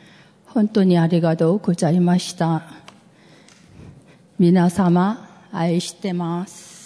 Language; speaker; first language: Japanese; non-native, fluent; Korean